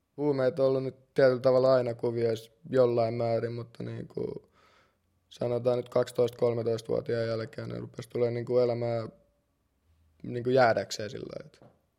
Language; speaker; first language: Finnish; early bilingual, other home language; Russian